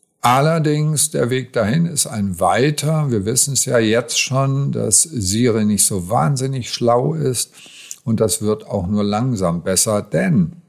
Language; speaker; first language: German; native; German